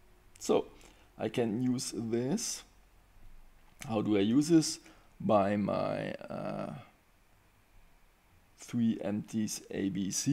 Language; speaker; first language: English; non-native, fluent; German